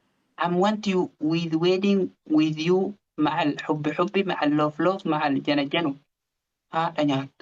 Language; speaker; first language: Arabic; non-native, learner; Oromo